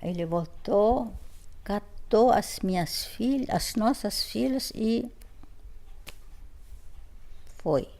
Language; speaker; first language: Portuguese; non-native, fluent; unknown